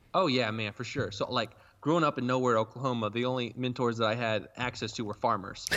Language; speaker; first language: English; native; English